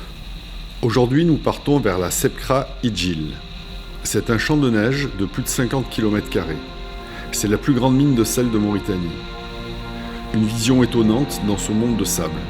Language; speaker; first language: French; native; French